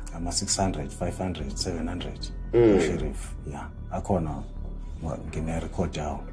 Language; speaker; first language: Zulu; native; Zulu